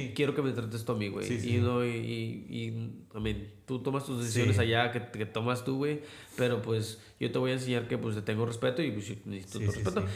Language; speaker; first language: Spanish; native; Spanish